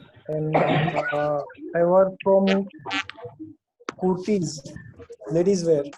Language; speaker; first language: English; non-native, learner; Gujarati